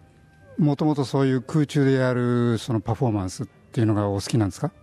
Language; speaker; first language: Japanese; native; Japanese